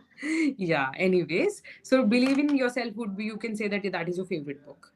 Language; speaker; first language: English; non-native, local second language; Hindi